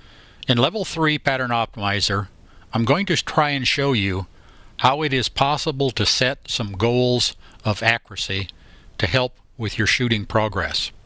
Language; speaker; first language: English; native; English